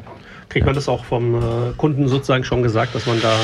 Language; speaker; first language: German; native; German